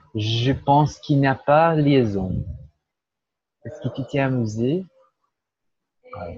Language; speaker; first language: French; non-native, learner; Portuguese